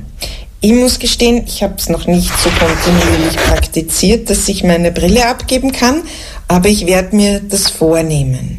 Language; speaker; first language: German; native; German